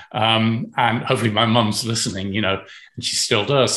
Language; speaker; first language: English; native; English